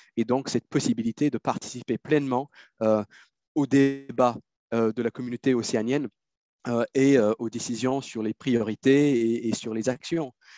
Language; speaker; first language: French; native; French